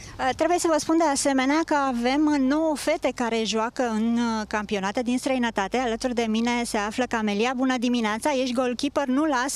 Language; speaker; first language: Romanian; native; Romanian